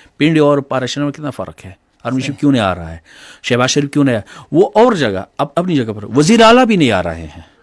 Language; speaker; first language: Urdu; non-native, local second language; Pashto